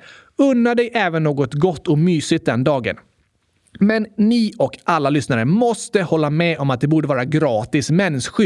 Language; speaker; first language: Swedish; native; Swedish